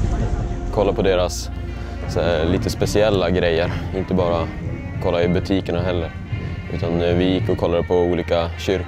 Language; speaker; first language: Swedish; native; Swedish